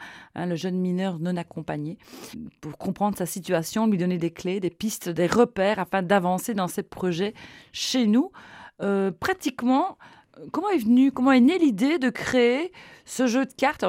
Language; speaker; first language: French; native; French